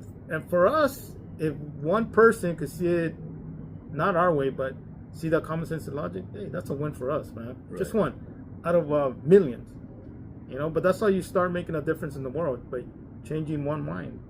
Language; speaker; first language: English; native; English